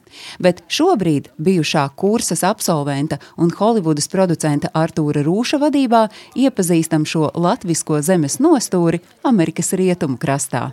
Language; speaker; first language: Latvian; native; Latvian